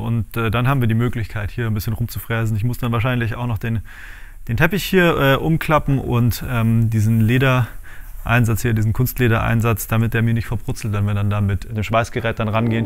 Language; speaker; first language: German; native; German